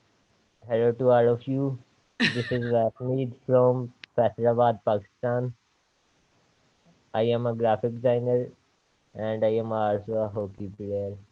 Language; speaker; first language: English; non-native, learner; Urdu